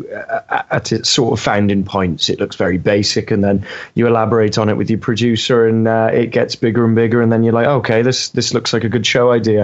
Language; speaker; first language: English; native; English